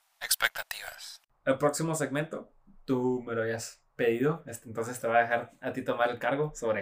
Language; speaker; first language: Spanish; native; Spanish